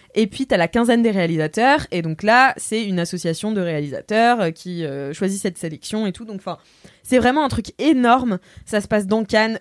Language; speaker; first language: French; native; French